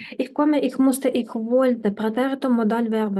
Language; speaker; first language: German; non-native, fluent; Ukrainian